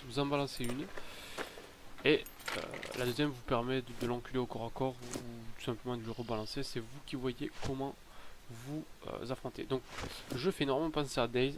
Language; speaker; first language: French; native; French